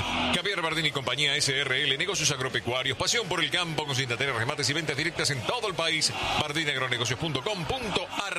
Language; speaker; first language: Spanish; native; Spanish